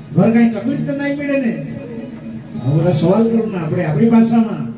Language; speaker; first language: Gujarati; non-native, local second language; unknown